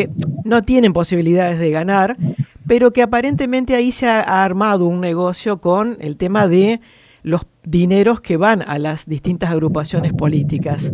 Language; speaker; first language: Spanish; native; Spanish